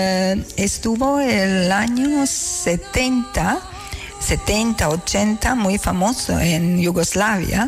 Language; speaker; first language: Spanish; non-native, learner; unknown